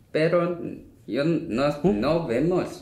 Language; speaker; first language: Spanish; non-native, learner; Korean